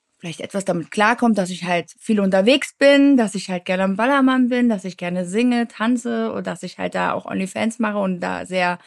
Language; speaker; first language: German; native; German